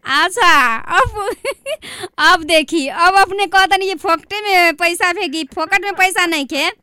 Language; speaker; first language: Bhojpuri; non-native, local second language; Maithili